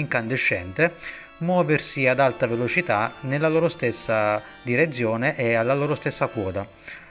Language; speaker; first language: Italian; native; Italian